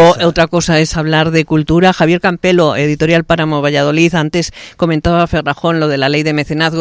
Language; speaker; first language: Spanish; native; Spanish